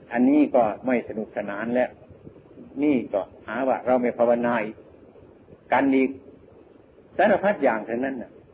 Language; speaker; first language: Thai; non-native, local second language; Northeastern Thai